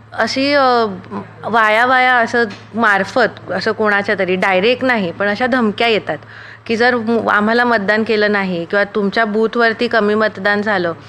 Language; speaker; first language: Marathi; native; Marathi